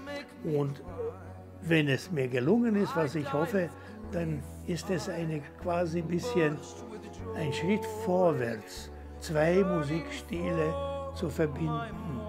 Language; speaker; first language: German; non-native, fluent; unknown